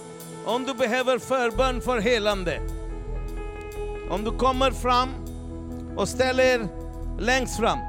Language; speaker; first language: Swedish; non-native, fluent; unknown